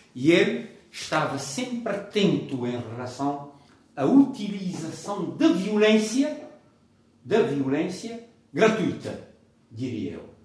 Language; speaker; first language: Portuguese; non-native, local second language; Kabuverdianu